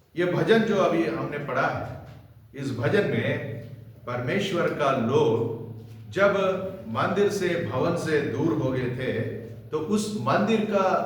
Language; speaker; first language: Hindi; non-native, local second language; Telugu